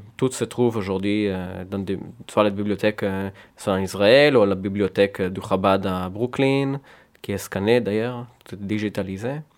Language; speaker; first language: French; non-native, fluent; Hebrew